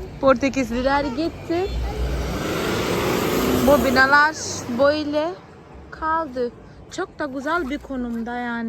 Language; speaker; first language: Turkish; non-native, fluent; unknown